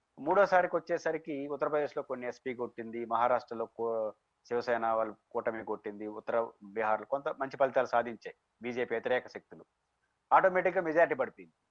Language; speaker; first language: Telugu; native; Telugu